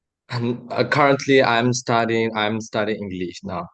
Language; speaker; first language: English; non-native, learner; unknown